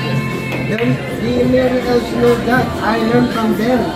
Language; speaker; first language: English; non-native, learner; Filipino